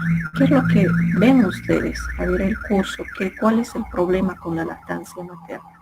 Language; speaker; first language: Spanish; native; Spanish